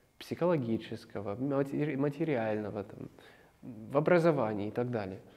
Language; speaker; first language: Russian; non-native, fluent; English